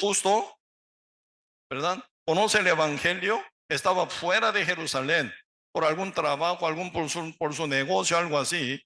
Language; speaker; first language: Spanish; non-native, learner; Korean